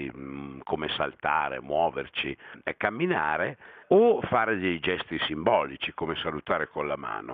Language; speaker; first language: Italian; native; Italian